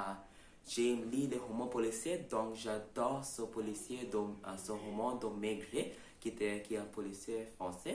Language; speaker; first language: French; non-native, learner; Bangla